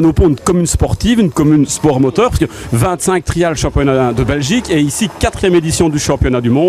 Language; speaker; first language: French; native; French